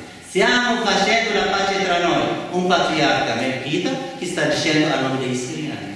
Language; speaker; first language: Italian; non-native, fluent; Arabic